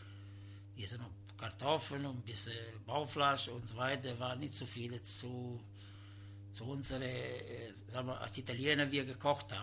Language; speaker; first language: German; non-native, learner; Italian